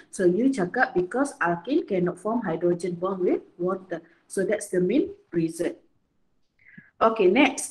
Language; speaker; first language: English; non-native, local second language; Malay